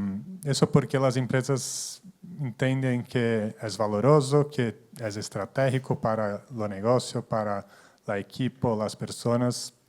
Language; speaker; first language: Spanish; non-native, fluent; Portuguese